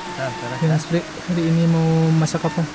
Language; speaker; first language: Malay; non-native, local second language; Javanese